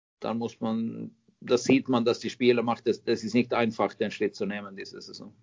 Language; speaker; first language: German; non-native, fluent; Swedish